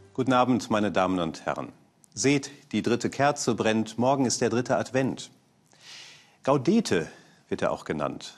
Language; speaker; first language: German; native; German